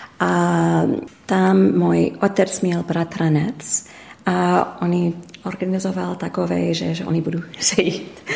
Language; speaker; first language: Czech; early bilingual, heritage; English